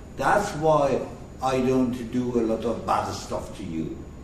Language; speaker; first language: English; non-native, fluent; Persian